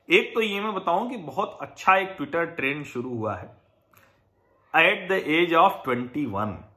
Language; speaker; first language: Hindi; native; Hindi